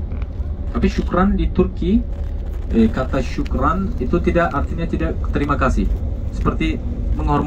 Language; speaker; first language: Indonesian; non-native, fluent; Turkish